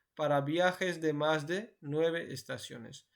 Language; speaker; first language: Spanish; non-native, learner; Urdu